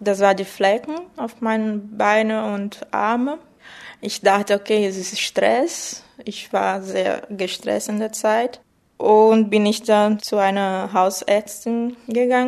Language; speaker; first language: German; non-native, fluent; Portuguese